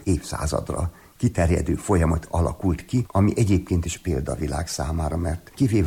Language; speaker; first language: Hungarian; native; Hungarian